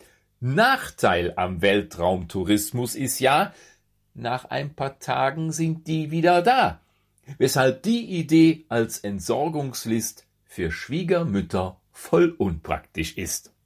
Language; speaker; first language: German; native; German